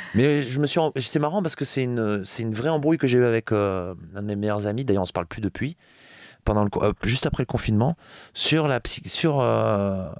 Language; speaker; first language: French; native; French